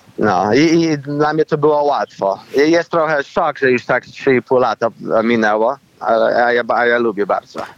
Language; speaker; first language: Polish; early bilingual, heritage; Polish